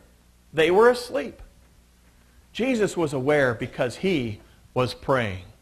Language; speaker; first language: English; native; English